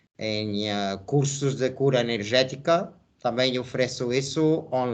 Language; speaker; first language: Portuguese; non-native, fluent; Spanish